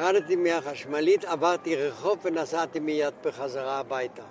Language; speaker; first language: Hebrew; non-native, fluent; German